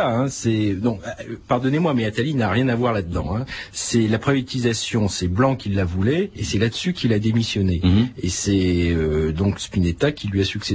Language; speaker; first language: French; native; French